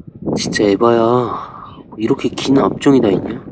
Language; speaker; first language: Korean; native; Korean